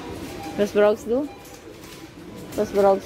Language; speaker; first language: German; non-native, learner; Filipino